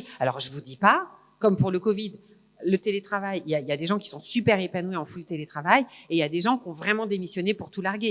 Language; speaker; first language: French; native; French